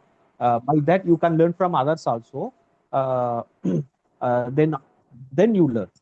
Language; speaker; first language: English; non-native, learner; Tamil